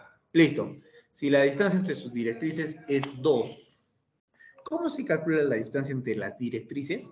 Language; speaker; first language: Spanish; native; Spanish